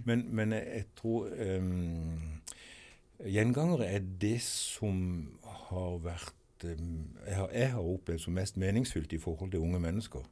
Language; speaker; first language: Norwegian; native; Norwegian